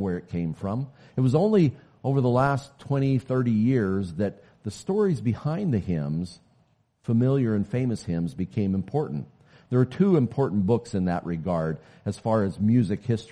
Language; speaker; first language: English; native; English